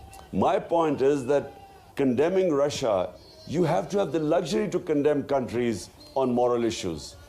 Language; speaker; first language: English; non-native, local second language; Urdu